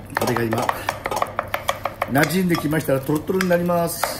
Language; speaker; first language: Japanese; native; Japanese